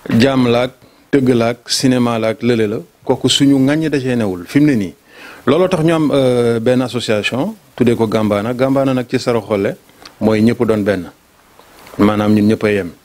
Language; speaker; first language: Wolof; non-native, local second language; Soninke